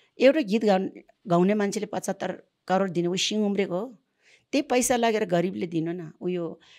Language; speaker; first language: Nepali; non-native, local second language; Sherpa